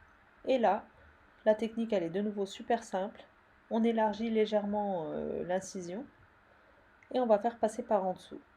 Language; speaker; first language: French; native; French